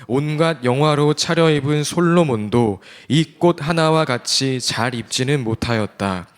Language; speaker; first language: Korean; native; Korean